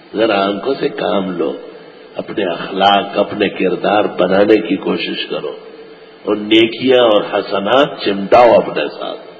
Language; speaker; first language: Urdu; non-native, local second language; Pashto